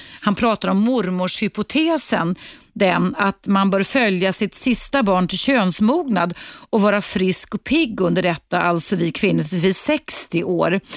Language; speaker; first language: Swedish; native; Swedish